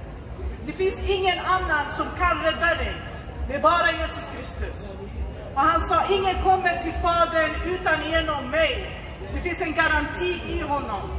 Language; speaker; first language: Swedish; non-native, fluent; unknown